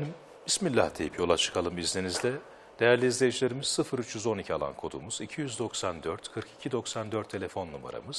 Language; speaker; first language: Turkish; native; Turkish